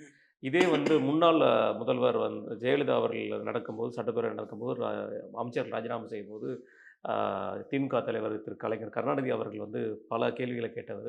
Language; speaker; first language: Tamil; native; Tamil